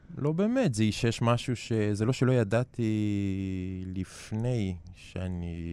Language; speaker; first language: Hebrew; native; Hebrew